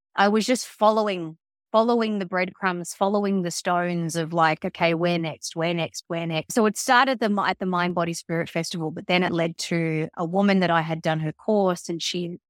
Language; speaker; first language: English; early bilingual, other home language; Filipino